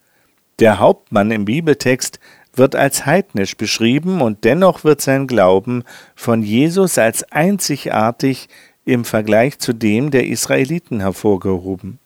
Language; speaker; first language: German; native; German